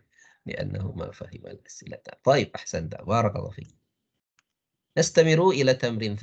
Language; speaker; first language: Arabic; non-native, learner; Indonesian